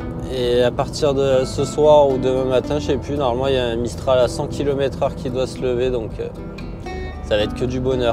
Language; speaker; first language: French; native; French